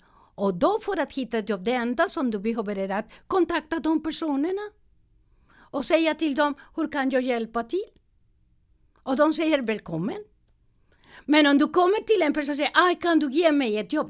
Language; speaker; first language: Swedish; non-native, learner; Spanish